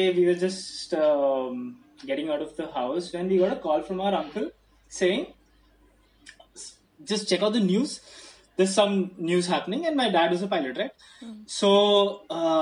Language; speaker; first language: English; non-native, local second language; Hindi